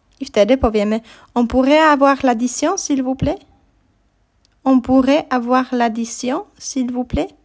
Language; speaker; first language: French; non-native, fluent; Polish